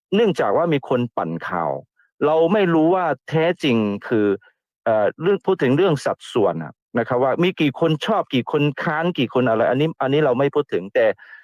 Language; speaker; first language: Thai; non-native, fluent; Chinese